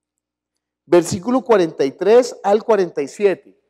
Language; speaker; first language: Spanish; native; Spanish